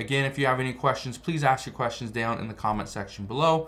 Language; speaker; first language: English; native; English